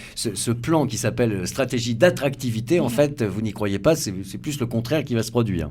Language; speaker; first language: French; native; French